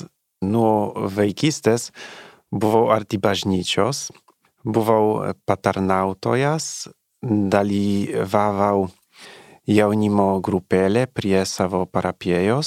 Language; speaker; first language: Lithuanian; non-native, learner; Polish